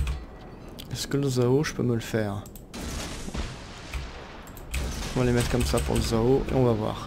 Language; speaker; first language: French; native; French